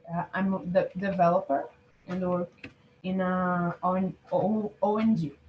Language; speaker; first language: English; non-native, learner; Portuguese